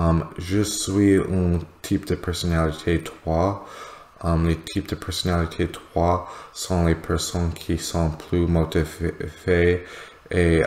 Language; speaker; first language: French; non-native, learner; English